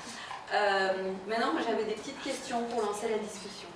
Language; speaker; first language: French; native; French